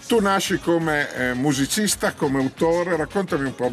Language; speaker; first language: Italian; native; Italian